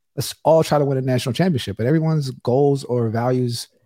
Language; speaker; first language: English; native; English